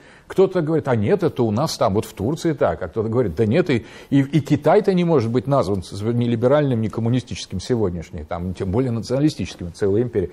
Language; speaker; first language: Russian; native; Russian